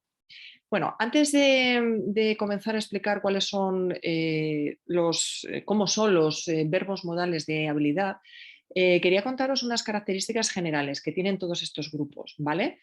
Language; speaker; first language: Spanish; native; Spanish